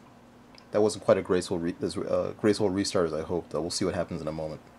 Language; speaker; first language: English; native; English